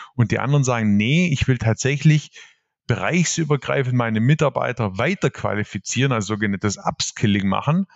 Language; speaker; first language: German; native; German